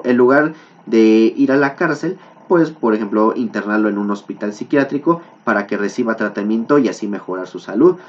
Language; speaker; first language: Spanish; native; Spanish